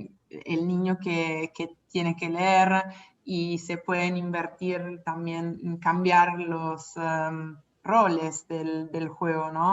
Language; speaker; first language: Spanish; non-native, fluent; Italian